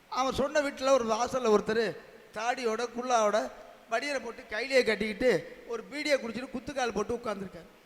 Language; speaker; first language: Tamil; native; Tamil